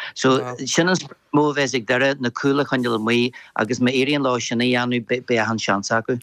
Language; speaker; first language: Irish; native; Irish